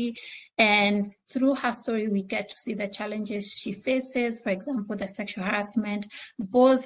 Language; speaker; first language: English; non-native, local second language; Swahili